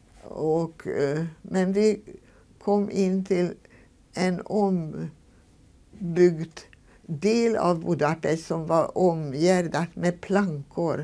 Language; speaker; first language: Swedish; non-native, fluent; Hungarian